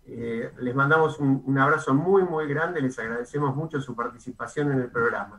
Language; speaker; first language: Spanish; native; Spanish